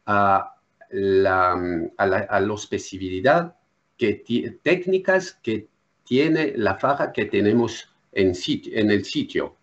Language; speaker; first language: Spanish; non-native, learner; French